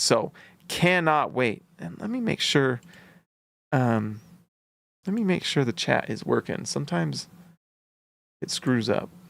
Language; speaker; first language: English; native; English